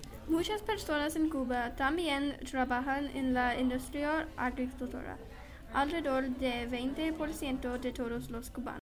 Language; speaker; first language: Spanish; non-native, learner; English